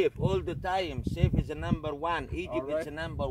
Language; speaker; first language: English; non-native, learner; Arabic